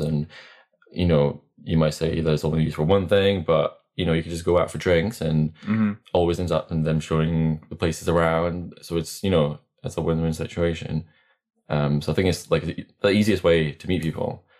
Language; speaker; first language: English; non-native, fluent; Latvian